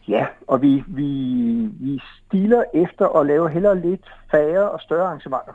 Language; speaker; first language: Danish; native; Danish